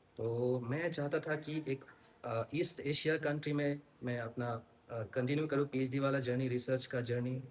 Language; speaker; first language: Hindi; non-native, local second language; Assamese